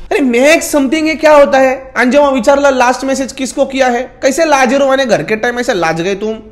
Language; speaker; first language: Hindi; non-native, local second language; Marathi